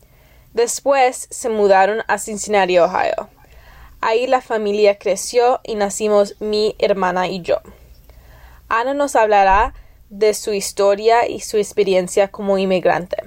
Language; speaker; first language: Spanish; early bilingual, heritage; English